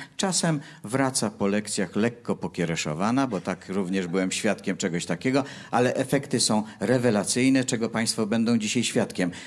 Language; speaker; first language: Polish; native; Polish